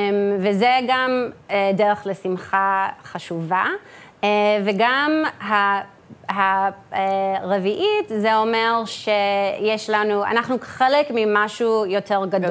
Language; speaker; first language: Hebrew; early bilingual, heritage; English